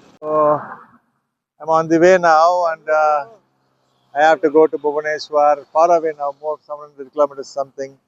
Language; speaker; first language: English; non-native, local second language; Tamil